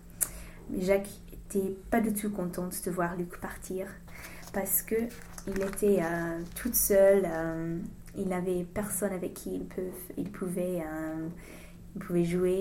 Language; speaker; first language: French; non-native, learner; English